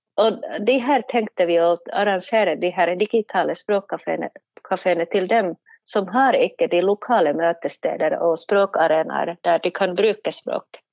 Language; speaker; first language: Norwegian; non-native, fluent; Finnish